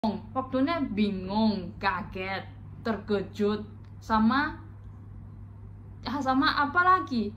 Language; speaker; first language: Indonesian; non-native, fluent; Chinese